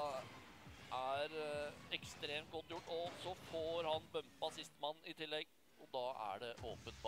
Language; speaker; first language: Norwegian; native; Norwegian